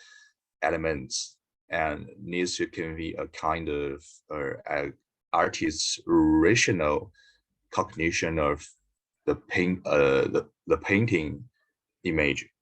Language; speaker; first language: English; non-native, learner; Chinese